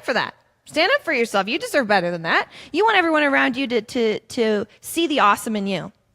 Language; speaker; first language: English; native; English